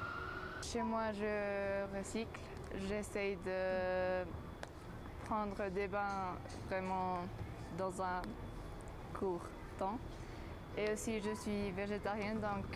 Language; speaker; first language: French; non-native, fluent; Spanish